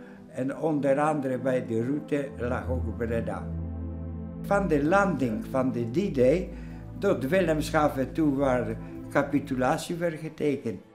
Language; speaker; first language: Dutch; non-native, fluent; Polish